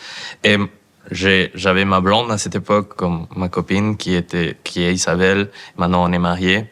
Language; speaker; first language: French; non-native, fluent; Spanish